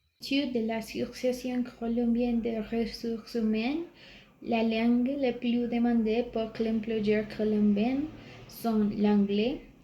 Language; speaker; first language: French; non-native, learner; Spanish